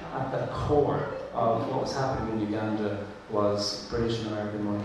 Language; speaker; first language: English; non-native, local second language; Irish